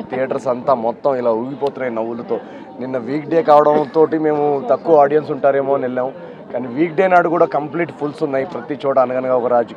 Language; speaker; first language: Telugu; native; Telugu